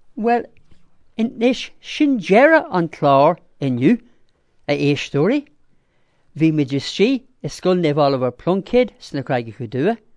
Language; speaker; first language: Irish; non-native, local second language; English